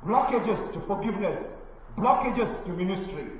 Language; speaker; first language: English; non-native, local second language; Malayalam